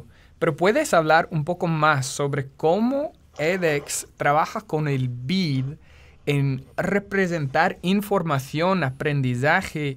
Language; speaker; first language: Spanish; non-native, fluent; English